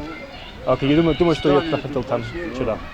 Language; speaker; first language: Russian; non-native, fluent; English